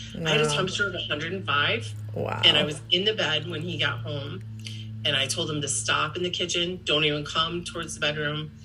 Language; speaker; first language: English; native; English